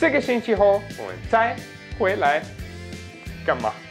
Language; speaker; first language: Chinese; non-native, fluent; German